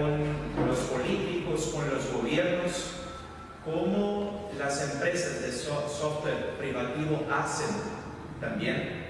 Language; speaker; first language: Spanish; non-native, fluent; Portuguese